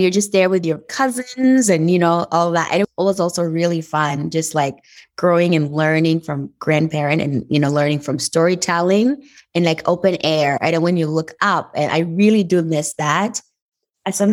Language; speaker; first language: English; non-native, fluent; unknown